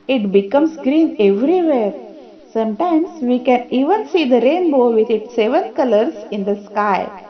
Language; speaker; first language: English; non-native, local second language; Marathi